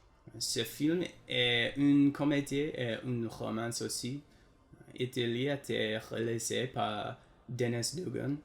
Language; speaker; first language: French; non-native, learner; English